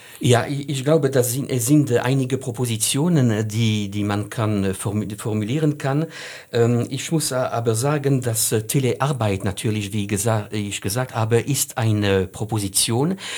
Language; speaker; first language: German; non-native, fluent; French